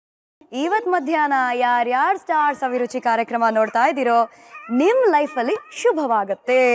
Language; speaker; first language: Kannada; native; Kannada